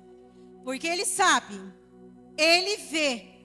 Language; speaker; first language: Portuguese; native; Portuguese